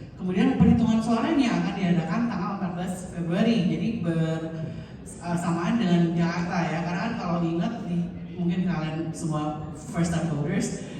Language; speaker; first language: Indonesian; native; Indonesian